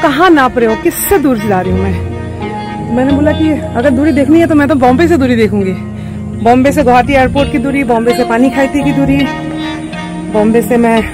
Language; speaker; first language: Hindi; native; Hindi